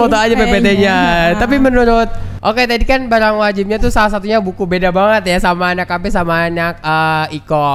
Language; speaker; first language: Indonesian; native; Indonesian